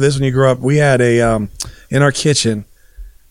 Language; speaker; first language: English; native; English